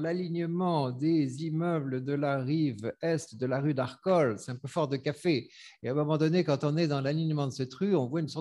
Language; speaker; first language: French; native; French